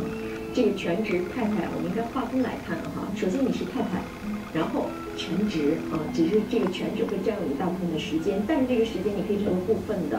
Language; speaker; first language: Chinese; native; Chinese